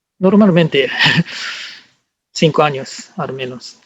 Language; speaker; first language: Spanish; non-native, learner; Japanese